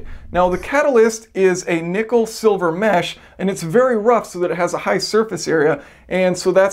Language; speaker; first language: English; native; English